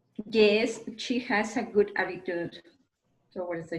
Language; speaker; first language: English; non-native, learner; Spanish